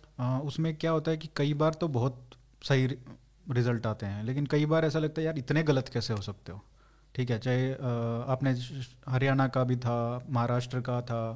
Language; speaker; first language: Hindi; native; Hindi